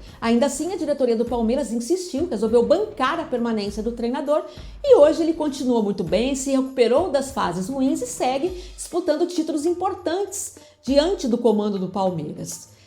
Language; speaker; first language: Portuguese; native; Portuguese